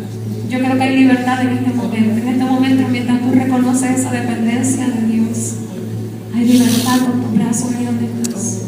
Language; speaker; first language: Spanish; native; Spanish